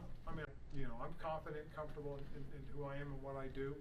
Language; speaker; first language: English; native; English